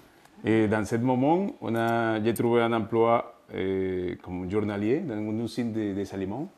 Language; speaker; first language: French; non-native, fluent; Spanish